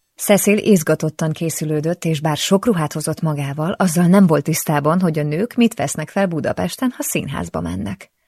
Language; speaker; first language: Hungarian; native; Hungarian